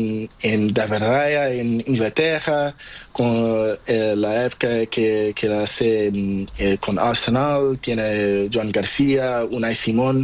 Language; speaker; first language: Spanish; non-native, learner; Portuguese